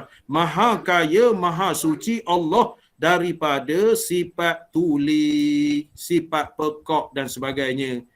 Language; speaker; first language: Malay; native; Malay